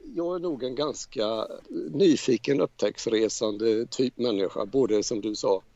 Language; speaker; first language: Swedish; native; Swedish